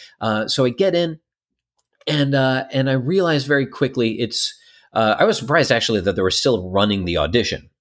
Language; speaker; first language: English; native; English